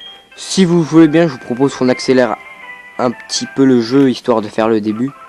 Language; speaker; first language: French; native; French